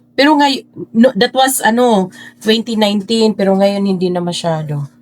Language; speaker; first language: Filipino; native; Filipino